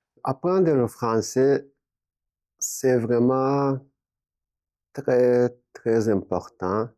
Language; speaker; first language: French; non-native, local second language; Kinyarwanda